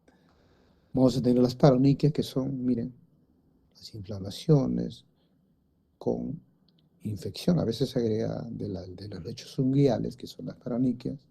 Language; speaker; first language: Spanish; native; Spanish